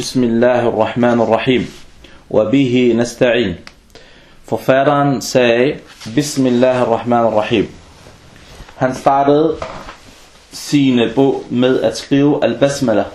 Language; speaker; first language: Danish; non-native, fluent; Arabic